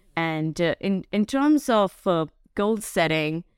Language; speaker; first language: English; non-native, local second language; Hindi